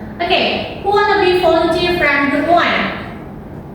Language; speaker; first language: English; non-native, learner; Indonesian